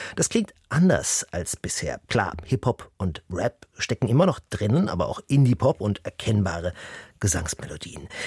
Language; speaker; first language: German; native; German